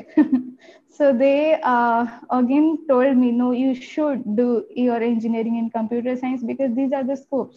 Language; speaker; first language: English; non-native, local second language; Odia